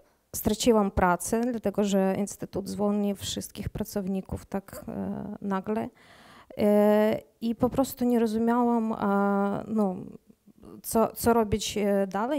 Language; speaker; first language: Polish; non-native, learner; Ukrainian